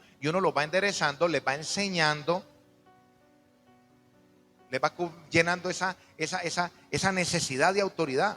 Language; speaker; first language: Spanish; native; Spanish